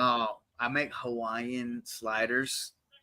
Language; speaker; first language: English; native; English